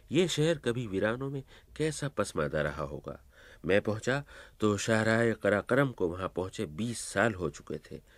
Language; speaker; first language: Urdu; native; Urdu